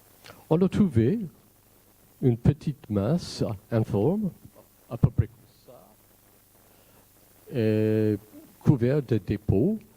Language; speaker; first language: French; non-native, fluent; English